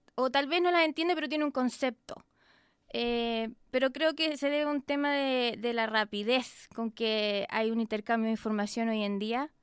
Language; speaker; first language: Spanish; native; Spanish